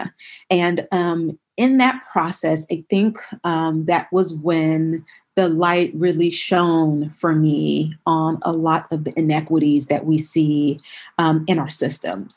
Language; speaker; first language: English; native; English